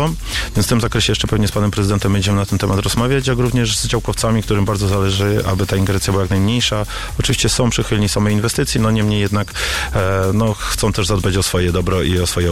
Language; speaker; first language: Polish; native; Polish